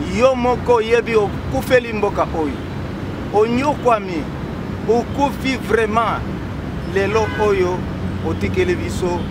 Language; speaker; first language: Lingala; non-native, local second language; Kongo